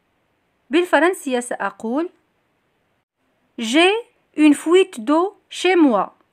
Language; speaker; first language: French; non-native, local second language; Arabic